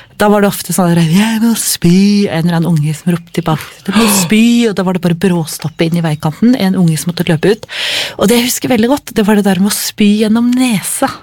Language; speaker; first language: Norwegian; native; Norwegian